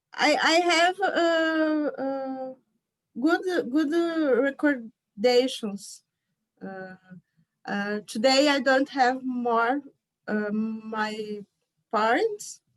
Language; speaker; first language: English; non-native, learner; Portuguese